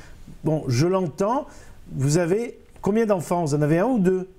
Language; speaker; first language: French; native; French